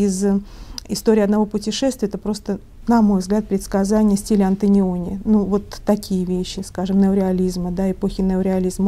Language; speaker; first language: Russian; native; Russian